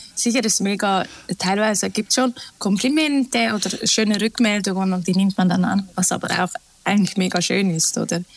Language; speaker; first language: German; early bilingual, other home language; Turkish